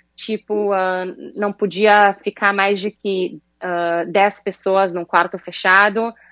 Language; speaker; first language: Portuguese; early bilingual, heritage; Portuguese